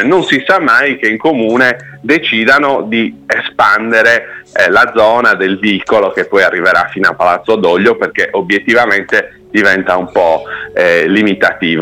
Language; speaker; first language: Italian; native; Italian